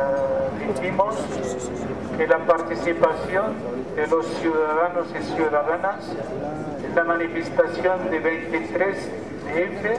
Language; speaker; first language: Spanish; non-native, fluent; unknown